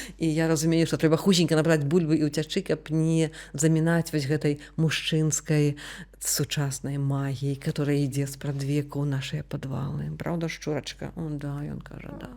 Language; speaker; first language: Belarusian; non-native, local second language; Russian